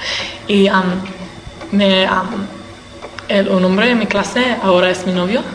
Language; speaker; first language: Spanish; early bilingual, heritage; English